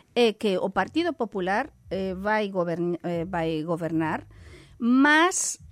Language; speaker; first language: Portuguese; non-native, fluent; Spanish